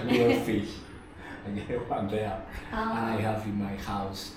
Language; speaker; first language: English; non-native, learner; Spanish